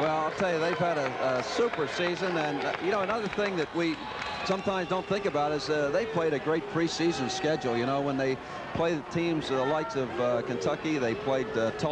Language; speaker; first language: English; native; English